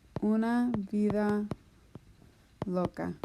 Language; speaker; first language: Spanish; non-native, fluent; English